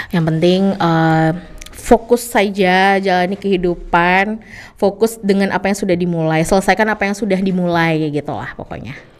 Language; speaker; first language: Indonesian; non-native, local second language; Minangkabau